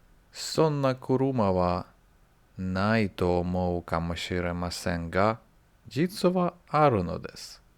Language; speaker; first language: Japanese; non-native, learner; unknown